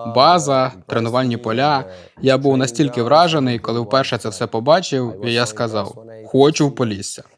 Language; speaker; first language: Ukrainian; non-native, fluent; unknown